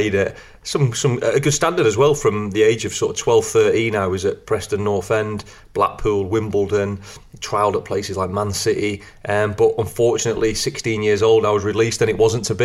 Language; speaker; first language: English; native; English